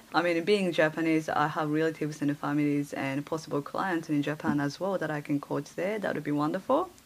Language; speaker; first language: English; early bilingual, other home language; Japanese